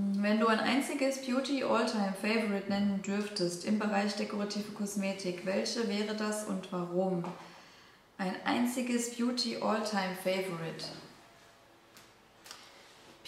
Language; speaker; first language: German; native; German